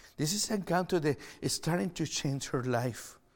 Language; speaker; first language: English; non-native, fluent; Spanish